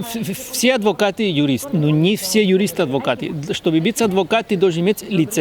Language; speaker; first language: Russian; non-native, fluent; Spanish